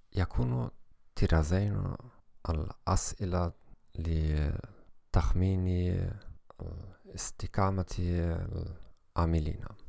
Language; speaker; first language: Arabic; non-native, learner; German